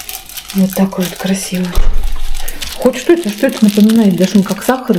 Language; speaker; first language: Russian; native; Russian